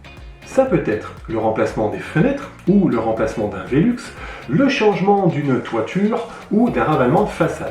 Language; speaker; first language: French; native; French